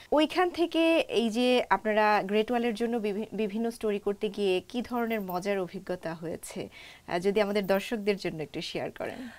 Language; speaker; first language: Bangla; native; Bangla